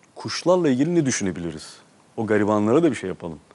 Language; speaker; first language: Turkish; native; Turkish